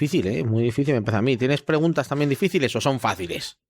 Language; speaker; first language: Spanish; native; Spanish